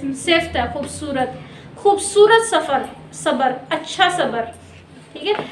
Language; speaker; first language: Urdu; native; Urdu